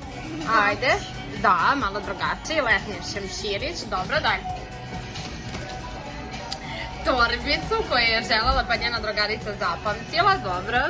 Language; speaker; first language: Bosnian; native; Bosnian